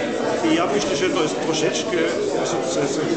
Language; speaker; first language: Polish; non-native, learner; German